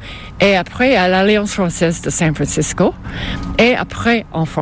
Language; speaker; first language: French; non-native, local second language; English